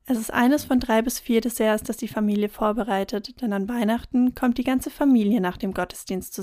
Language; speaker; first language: German; native; German